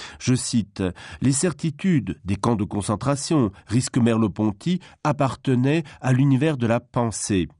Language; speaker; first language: French; non-native, local second language; Luxembourgish